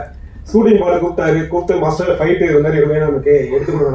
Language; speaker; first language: Tamil; native; Tamil